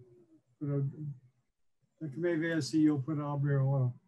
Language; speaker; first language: Spanish; non-native, learner; English